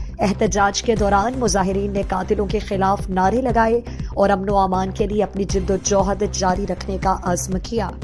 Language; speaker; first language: Urdu; non-native, local second language; Baluchi